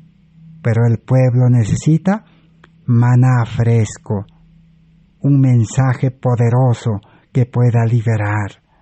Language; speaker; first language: Spanish; native; Spanish